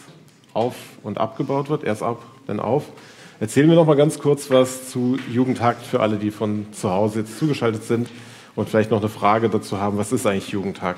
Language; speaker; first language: German; native; German